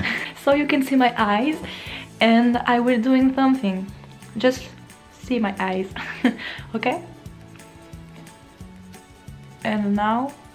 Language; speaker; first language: English; non-native, learner; French